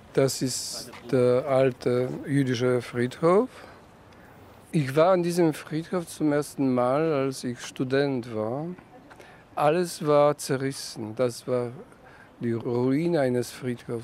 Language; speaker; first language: German; non-native, fluent; Polish